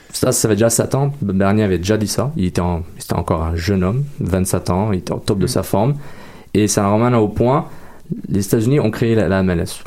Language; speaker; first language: French; native; French